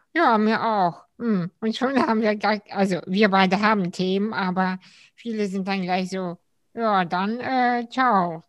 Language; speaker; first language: German; early bilingual, other home language; Russian